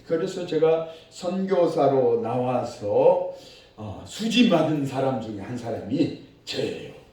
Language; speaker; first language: Korean; native; Korean